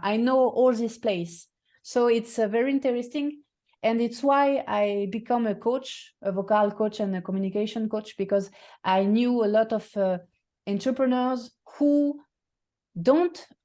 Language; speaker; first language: English; non-native, fluent; French